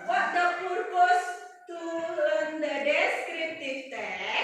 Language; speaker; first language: English; non-native, learner; Indonesian